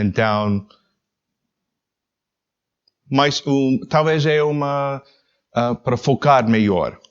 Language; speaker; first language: Portuguese; non-native, learner; English